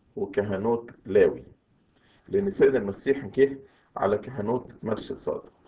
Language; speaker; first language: Arabic; native; Arabic